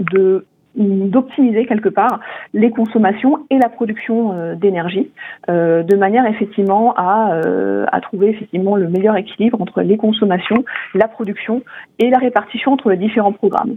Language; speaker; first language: French; native; French